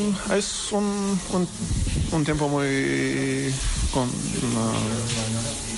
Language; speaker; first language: Spanish; non-native, learner; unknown